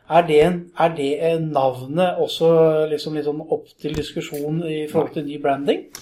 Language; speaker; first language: Norwegian; native; Norwegian